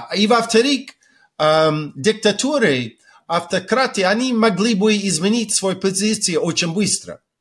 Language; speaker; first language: Russian; non-native, fluent; English